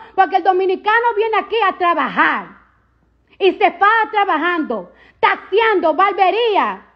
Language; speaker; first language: Spanish; early bilingual, heritage; Spanish